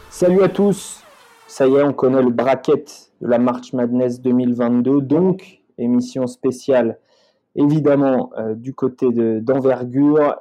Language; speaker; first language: French; native; French